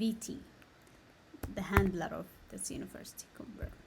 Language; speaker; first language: English; non-native, learner; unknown